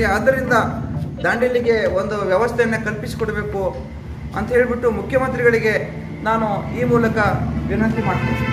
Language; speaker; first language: Kannada; native; Kannada